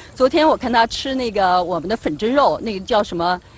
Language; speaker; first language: Chinese; native; Chinese